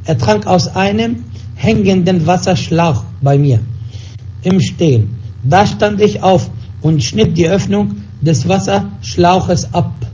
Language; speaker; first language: German; non-native, fluent; Arabic